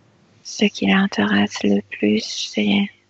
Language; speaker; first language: French; non-native, fluent; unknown